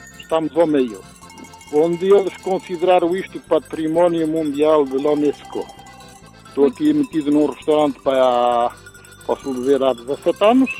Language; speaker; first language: Portuguese; native; Portuguese